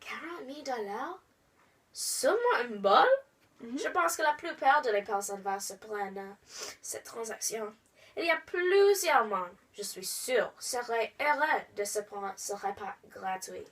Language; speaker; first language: French; non-native, learner; English